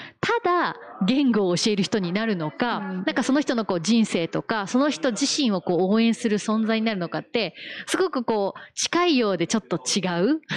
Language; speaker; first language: Japanese; native; Japanese